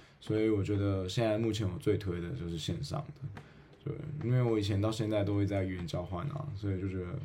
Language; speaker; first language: Chinese; native; Chinese